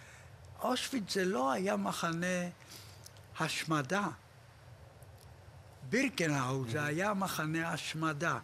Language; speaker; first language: Hebrew; non-native, fluent; Polish